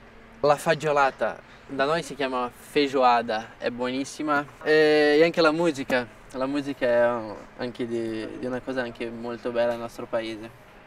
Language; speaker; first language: Italian; non-native, fluent; Portuguese